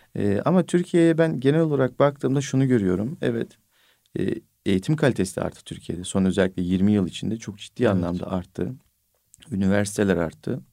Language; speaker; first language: Turkish; native; Turkish